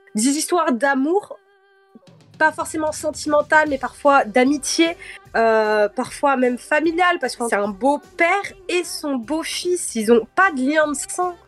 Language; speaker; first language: French; early bilingual, heritage; French